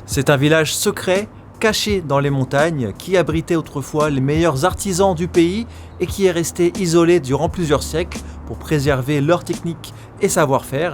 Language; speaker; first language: French; native; French